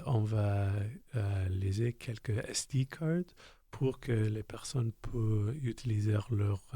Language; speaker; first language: French; non-native, local second language; English